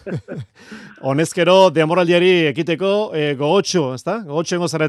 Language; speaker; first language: Basque; native; Basque